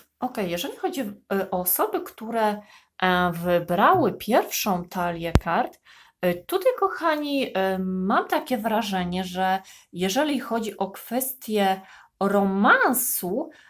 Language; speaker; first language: Polish; native; Polish